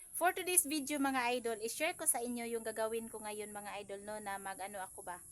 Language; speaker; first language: Filipino; non-native, local second language; Cebuano